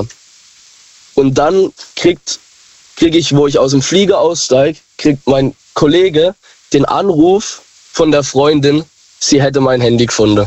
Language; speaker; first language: German; native; German